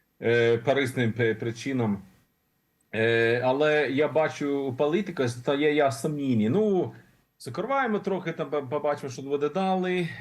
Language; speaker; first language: Ukrainian; non-native, learner; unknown